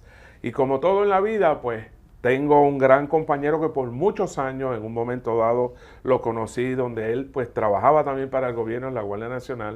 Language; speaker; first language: Spanish; native; Spanish